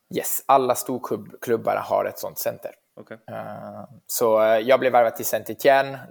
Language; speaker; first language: Swedish; early bilingual, heritage; Swedish